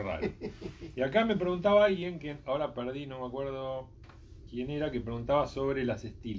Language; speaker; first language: Spanish; native; Spanish